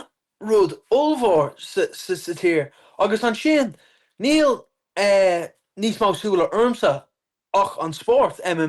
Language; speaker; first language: Irish; non-native, local second language; English